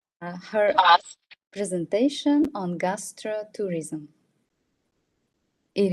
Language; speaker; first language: English; non-native, fluent; Russian